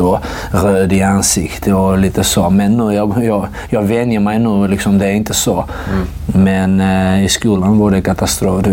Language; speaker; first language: Swedish; non-native, fluent; Georgian